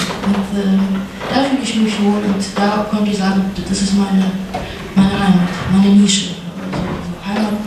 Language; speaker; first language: German; non-native, fluent; Russian